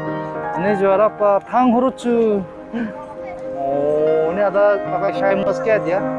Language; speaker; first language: Indonesian; non-native, fluent; Korean